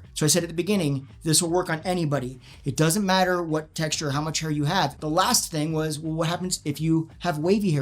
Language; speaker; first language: English; native; English